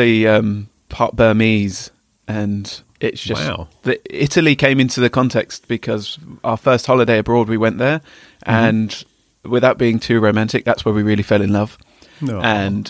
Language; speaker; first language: English; native; English